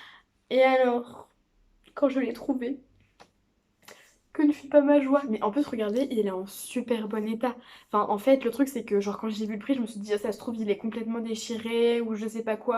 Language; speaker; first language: French; native; French